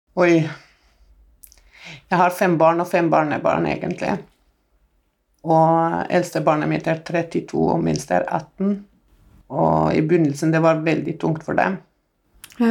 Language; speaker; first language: Norwegian; non-native, fluent; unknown